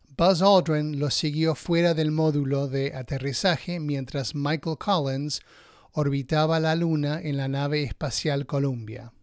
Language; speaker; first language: Spanish; native; Spanish